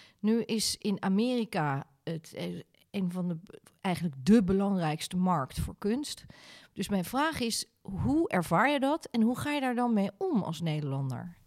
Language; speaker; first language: Dutch; native; Dutch